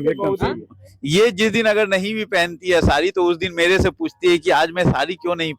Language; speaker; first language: Hindi; native; Hindi